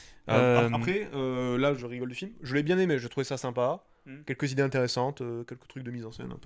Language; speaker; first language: French; native; French